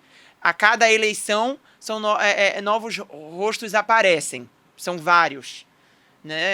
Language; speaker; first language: Portuguese; native; Portuguese